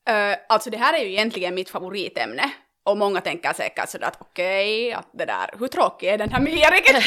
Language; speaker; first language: Swedish; native; Swedish